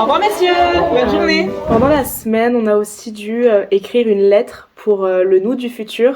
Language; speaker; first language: French; native; French